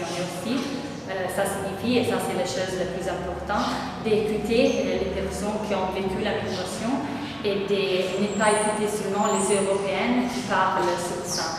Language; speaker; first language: French; non-native, fluent; Italian